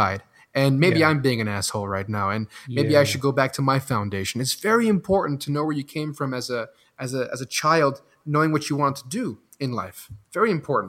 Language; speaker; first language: English; non-native, fluent; French